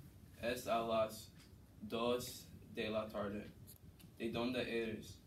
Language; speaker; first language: Spanish; non-native, learner; English